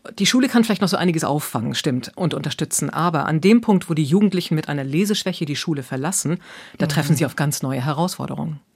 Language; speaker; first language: German; native; German